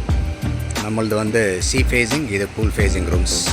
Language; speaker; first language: Tamil; native; Tamil